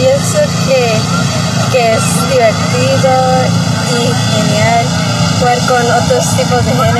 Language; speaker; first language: Spanish; early bilingual, heritage; Spanish